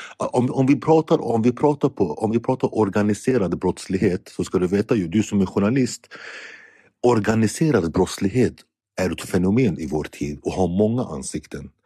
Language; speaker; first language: Swedish; early bilingual, other home language; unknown